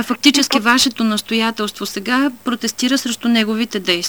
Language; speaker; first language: Bulgarian; native; Bulgarian